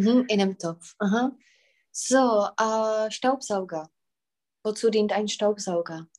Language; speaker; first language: German; non-native, fluent; Czech